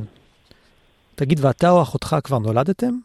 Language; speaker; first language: Hebrew; native; Hebrew